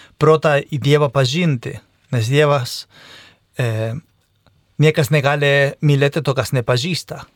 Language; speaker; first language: Lithuanian; non-native, fluent; Spanish